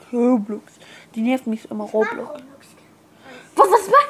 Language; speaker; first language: German; non-native, learner; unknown